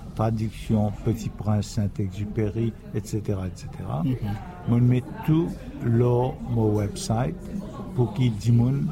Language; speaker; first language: French; non-native, local second language; Morisyen